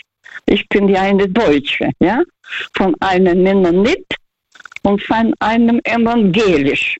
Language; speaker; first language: German; non-native, fluent; Russian